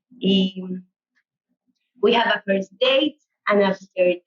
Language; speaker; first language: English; non-native, learner; Spanish